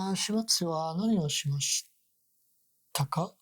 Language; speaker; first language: Japanese; non-native, learner; English